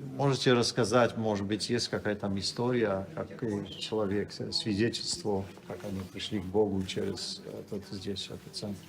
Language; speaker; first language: Russian; non-native, fluent; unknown